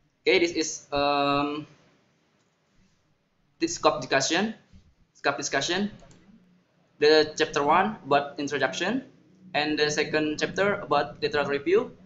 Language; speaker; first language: English; non-native, learner; Indonesian